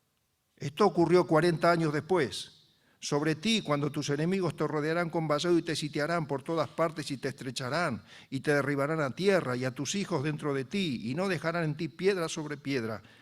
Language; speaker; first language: Spanish; native; Spanish